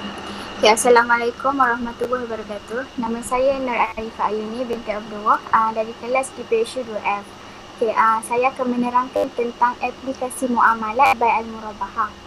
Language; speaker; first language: Malay; native; Malay